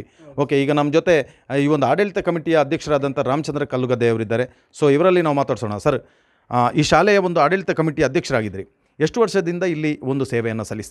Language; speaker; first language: Kannada; native; Kannada